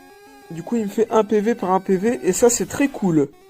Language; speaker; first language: French; native; French